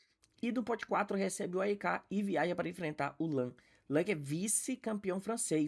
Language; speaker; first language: Portuguese; native; Portuguese